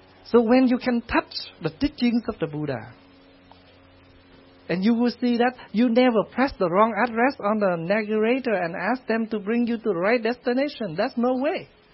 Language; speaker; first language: English; non-native, fluent; Vietnamese